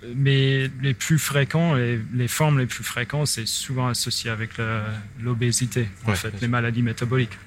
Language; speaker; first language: French; non-native, fluent; English